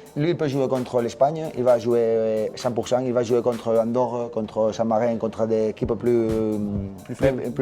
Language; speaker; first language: French; non-native, learner; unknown